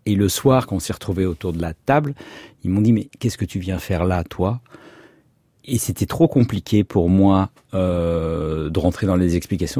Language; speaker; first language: French; native; French